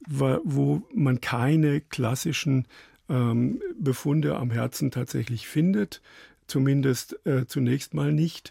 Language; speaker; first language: German; native; German